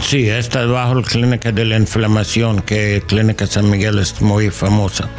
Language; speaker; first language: Spanish; non-native, learner; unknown